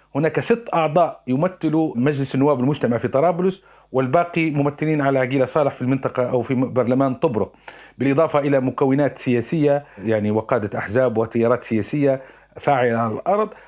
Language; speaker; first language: Arabic; native; Arabic